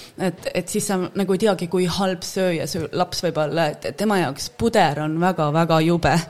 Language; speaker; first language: Estonian; native; Estonian